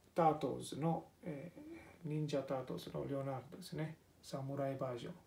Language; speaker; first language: Japanese; non-native, fluent; Italian